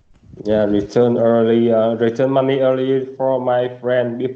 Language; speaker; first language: English; non-native, learner; Vietnamese